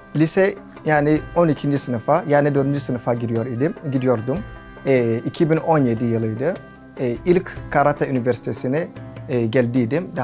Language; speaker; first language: Turkish; non-native, fluent; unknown